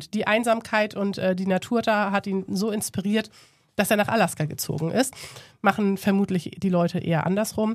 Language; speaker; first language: German; native; German